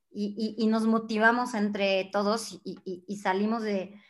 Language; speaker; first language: Spanish; non-native, fluent; French